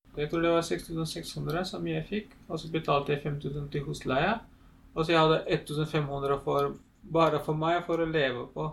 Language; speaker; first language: Norwegian; non-native, learner; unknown